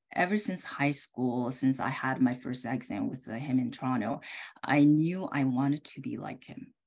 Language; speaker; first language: English; early bilingual, other home language; Korean